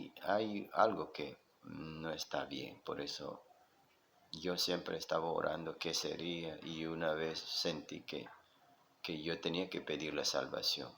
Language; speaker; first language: Spanish; non-native, local second language; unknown